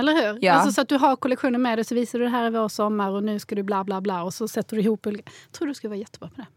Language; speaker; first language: Swedish; native; Swedish